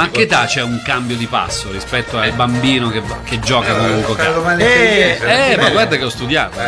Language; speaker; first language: Italian; native; Italian